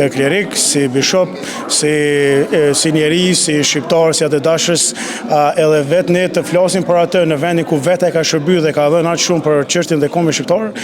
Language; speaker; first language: Albanian; early bilingual, other home language; English